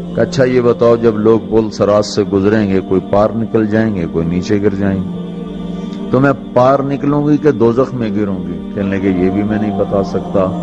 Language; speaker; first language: Urdu; non-native, local second language; Punjabi